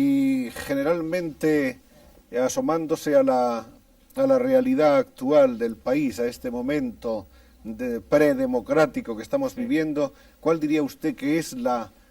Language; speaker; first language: Spanish; native; Spanish